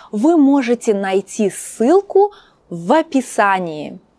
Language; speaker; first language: Russian; native; Russian